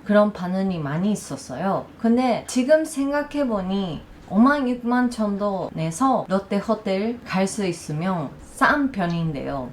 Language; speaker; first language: Korean; non-native, learner; Japanese